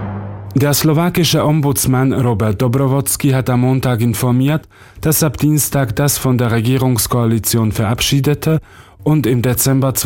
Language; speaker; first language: German; non-native, fluent; Slovak